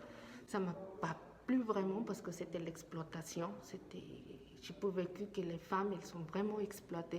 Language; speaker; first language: French; non-native, fluent; Spanish